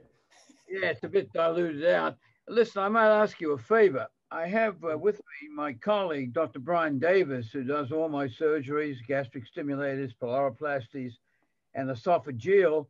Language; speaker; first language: English; native; English